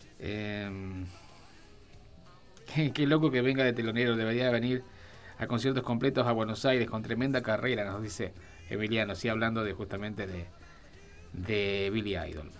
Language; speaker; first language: Spanish; native; Spanish